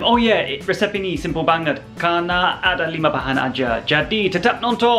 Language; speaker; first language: Indonesian; non-native, learner; English